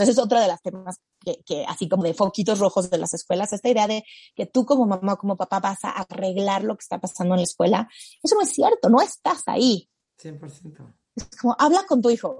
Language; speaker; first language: Spanish; native; Spanish